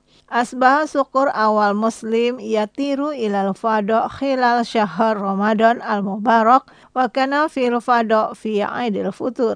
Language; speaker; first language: Arabic; non-native, learner; Indonesian